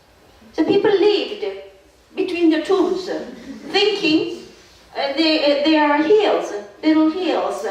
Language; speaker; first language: English; non-native, fluent; Korean